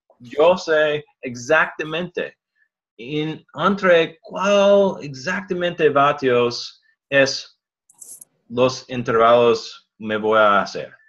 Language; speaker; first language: Spanish; non-native, learner; English